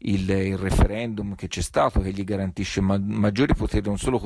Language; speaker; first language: Italian; native; Italian